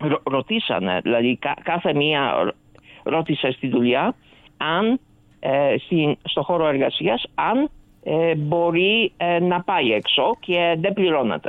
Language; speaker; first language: Greek; early bilingual, other home language; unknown